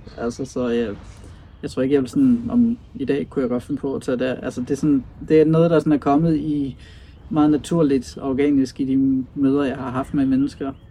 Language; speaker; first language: Danish; native; Danish